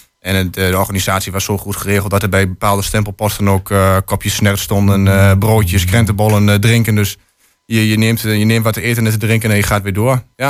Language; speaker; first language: Dutch; native; Dutch